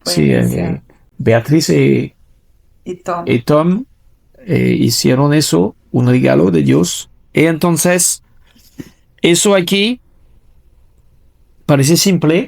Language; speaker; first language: Spanish; non-native, fluent; French